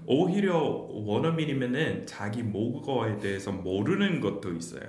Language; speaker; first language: Korean; non-native, fluent; English